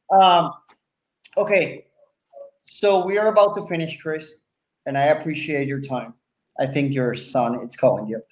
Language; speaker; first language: English; non-native, fluent; Spanish